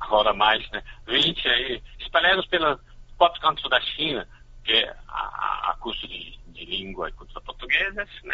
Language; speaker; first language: Portuguese; non-native, fluent; Chinese